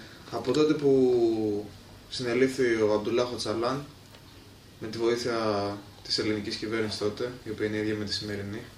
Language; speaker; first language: Greek; native; Greek